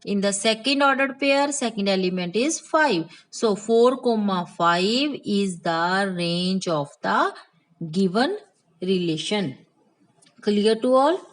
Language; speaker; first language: English; non-native, local second language; Punjabi